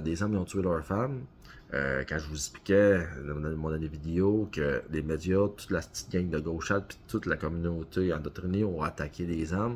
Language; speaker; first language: French; native; French